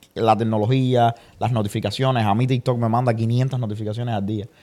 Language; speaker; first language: Spanish; native; Spanish